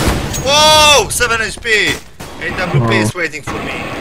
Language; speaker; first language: English; non-native, learner; Polish